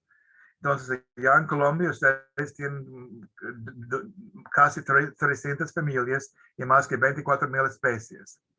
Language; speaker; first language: Spanish; non-native, fluent; English